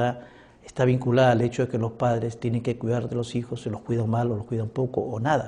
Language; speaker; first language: Spanish; native; Spanish